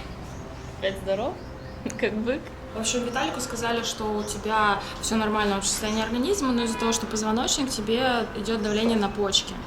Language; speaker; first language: Russian; native; Russian